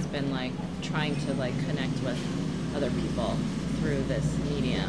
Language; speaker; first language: English; native; English